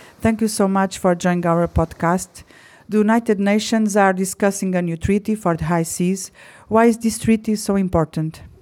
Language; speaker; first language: English; non-native, fluent; Portuguese